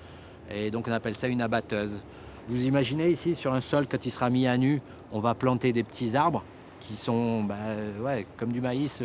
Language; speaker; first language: French; native; French